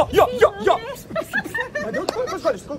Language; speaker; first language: Croatian; native; Croatian